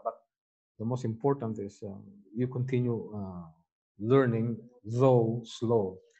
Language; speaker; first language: English; non-native, local second language; Filipino